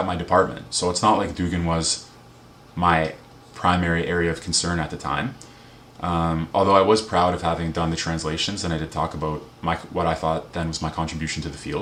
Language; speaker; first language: English; native; English